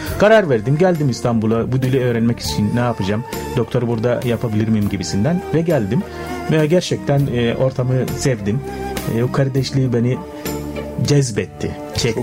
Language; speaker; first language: Turkish; non-native, fluent; Arabic